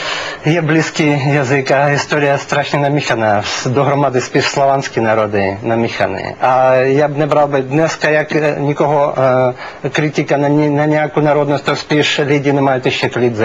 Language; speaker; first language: Czech; non-native, learner; Russian